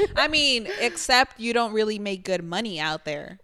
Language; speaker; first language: English; early bilingual, other home language; Spanish